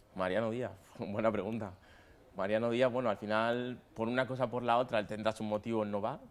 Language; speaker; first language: Spanish; native; Spanish